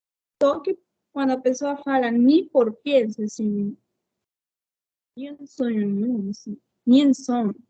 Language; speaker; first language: Portuguese; non-native, fluent; Spanish